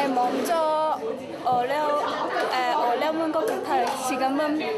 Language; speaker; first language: Korean; non-native, learner; Cantonese